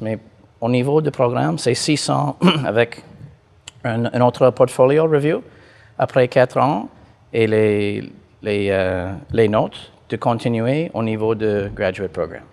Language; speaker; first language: French; non-native, fluent; English